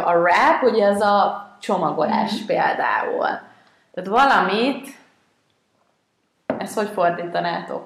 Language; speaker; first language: Hungarian; native; Hungarian